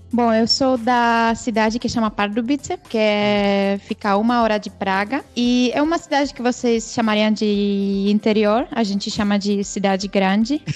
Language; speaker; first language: Portuguese; non-native, fluent; Czech